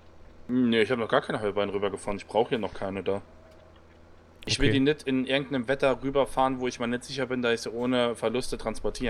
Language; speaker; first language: German; native; German